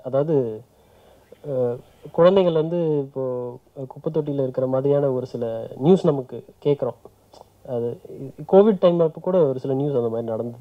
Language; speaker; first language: Tamil; native; Tamil